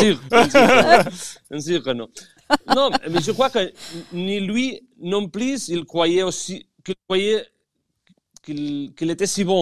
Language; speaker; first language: French; non-native, fluent; Spanish